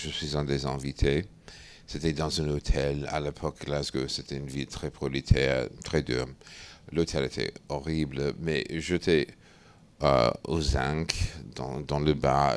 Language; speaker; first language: French; non-native, fluent; English